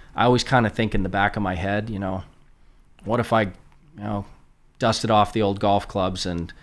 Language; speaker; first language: English; native; English